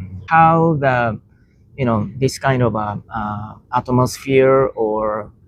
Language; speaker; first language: English; non-native, learner; Japanese